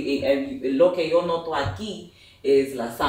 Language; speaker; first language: Spanish; non-native, fluent; English